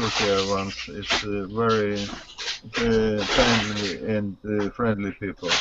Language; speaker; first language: English; non-native, learner; Russian